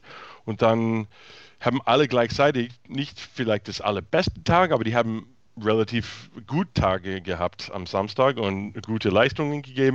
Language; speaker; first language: German; non-native, fluent; English